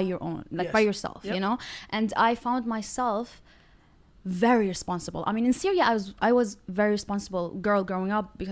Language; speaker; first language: English; non-native, fluent; Arabic